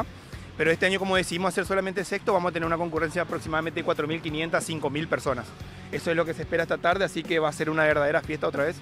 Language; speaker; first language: Spanish; native; Spanish